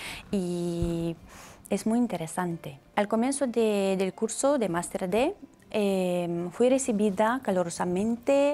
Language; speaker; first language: Spanish; non-native, learner; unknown